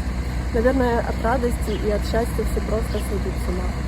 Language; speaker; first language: Russian; native; Russian